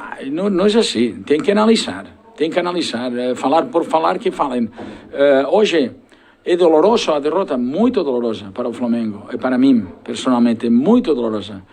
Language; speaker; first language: Portuguese; non-native, learner; Spanish